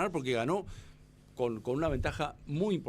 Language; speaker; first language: Spanish; native; Spanish